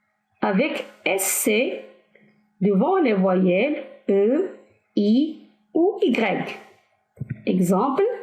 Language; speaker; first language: French; non-native, local second language; Arabic